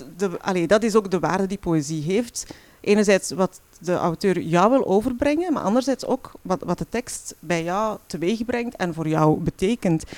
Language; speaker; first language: Dutch; early bilingual, other home language; Arabic